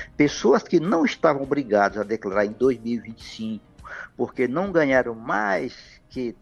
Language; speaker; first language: Portuguese; native; Portuguese